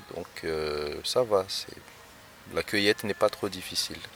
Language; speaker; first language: French; non-native, local second language; Malagasy